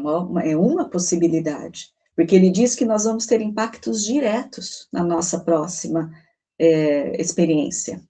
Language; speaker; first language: Portuguese; native; Portuguese